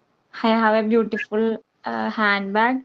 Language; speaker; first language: English; non-native, learner; Malayalam